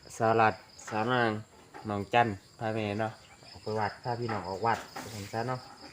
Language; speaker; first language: Thai; native; Thai